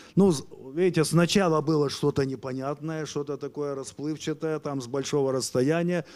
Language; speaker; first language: Russian; native; Russian